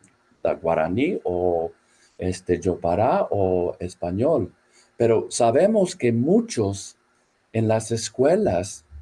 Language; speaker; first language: Spanish; non-native, fluent; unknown